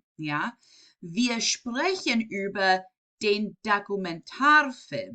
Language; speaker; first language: German; non-native, fluent; English